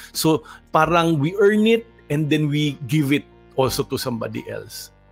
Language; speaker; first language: English; non-native, local second language; Filipino